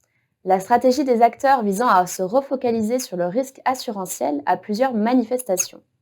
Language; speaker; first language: French; native; French